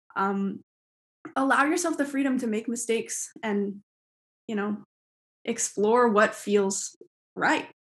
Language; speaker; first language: English; native; English